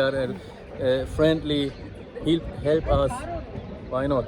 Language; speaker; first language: English; non-native, learner; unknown